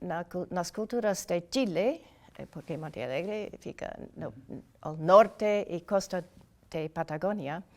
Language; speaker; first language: Portuguese; non-native, learner; English